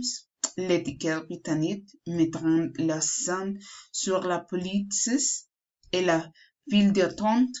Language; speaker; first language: French; non-native, learner; Spanish